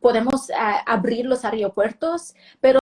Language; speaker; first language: Spanish; early bilingual, heritage; Spanish